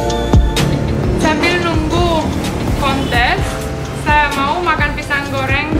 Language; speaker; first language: Indonesian; non-native, fluent; Romanian